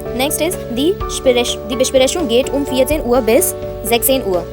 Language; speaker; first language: German; non-native, fluent; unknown